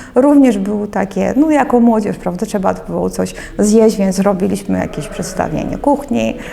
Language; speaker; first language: Polish; early bilingual, other home language; Russian